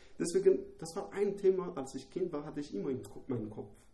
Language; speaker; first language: German; non-native, learner; Persian